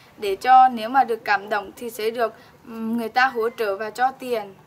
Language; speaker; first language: Vietnamese; non-native, local second language; Hmong